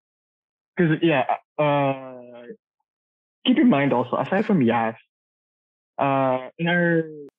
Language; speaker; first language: English; non-native, local second language; Cebuano